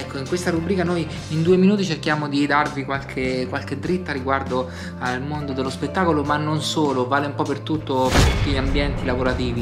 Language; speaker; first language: Italian; native; Italian